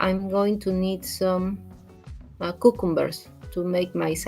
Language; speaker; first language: English; non-native, learner; Spanish